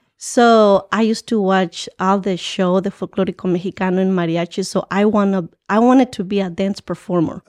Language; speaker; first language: English; early bilingual, other home language; Spanish